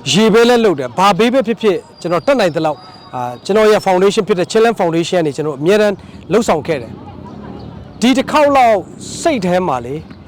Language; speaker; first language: Burmese; non-native, local second language; Hakha Chin